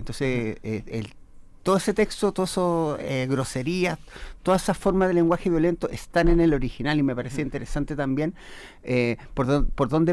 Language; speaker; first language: Spanish; native; Spanish